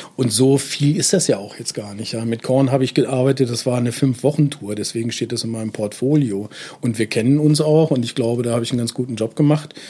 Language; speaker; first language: German; native; German